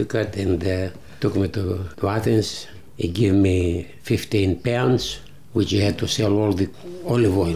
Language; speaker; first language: English; non-native, learner; Greek